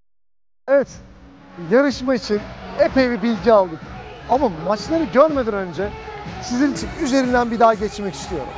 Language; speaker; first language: Turkish; native; Turkish